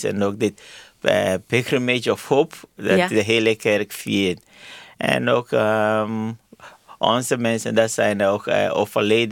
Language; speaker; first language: Dutch; non-native, learner; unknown